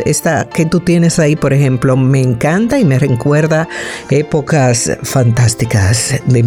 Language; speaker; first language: Spanish; native; Spanish